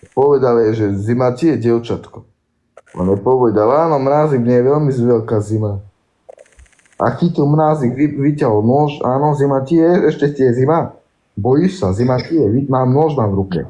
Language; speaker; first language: Slovak; non-native, local second language; Romany